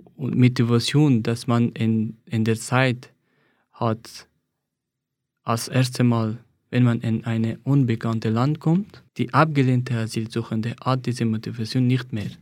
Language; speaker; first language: German; non-native, fluent; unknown